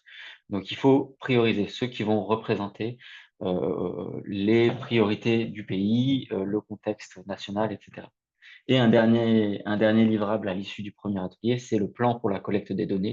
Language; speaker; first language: French; native; French